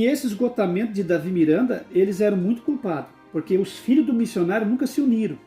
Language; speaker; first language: Portuguese; native; Portuguese